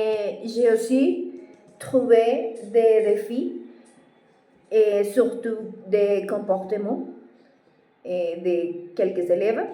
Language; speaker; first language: French; non-native, fluent; Spanish